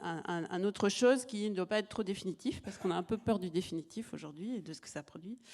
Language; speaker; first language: French; native; French